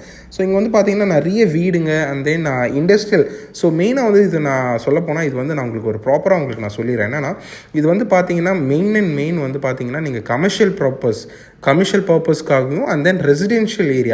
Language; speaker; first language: Tamil; native; Tamil